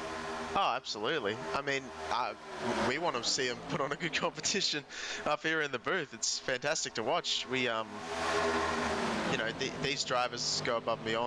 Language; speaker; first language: English; native; English